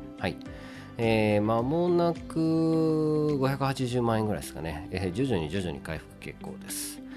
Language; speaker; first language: Japanese; native; Japanese